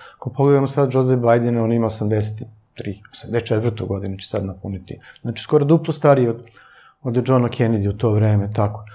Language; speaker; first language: Serbian; native; Serbian